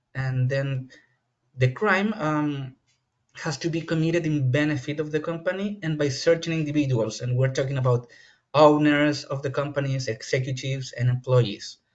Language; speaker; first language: English; non-native, fluent; Spanish